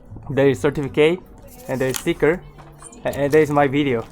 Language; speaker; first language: English; non-native, learner; Korean